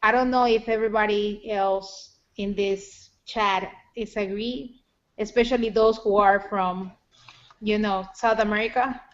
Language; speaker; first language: English; non-native, learner; Spanish